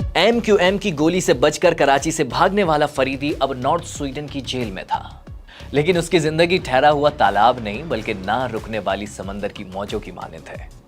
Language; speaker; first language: Urdu; native; Urdu